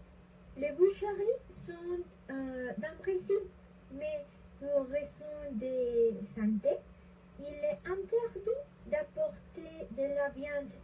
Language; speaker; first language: French; non-native, learner; Spanish